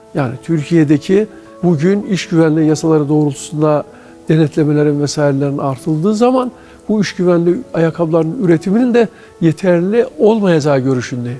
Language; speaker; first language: Turkish; native; Turkish